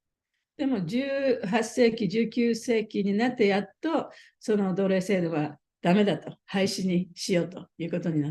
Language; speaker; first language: Japanese; native; Japanese